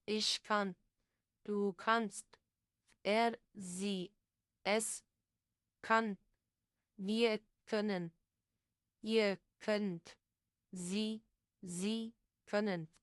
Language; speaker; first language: German; non-native, fluent; Persian